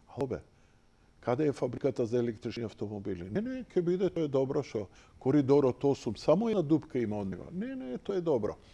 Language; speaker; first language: Macedonian; native; Macedonian